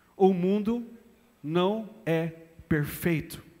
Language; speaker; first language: Portuguese; non-native, fluent; English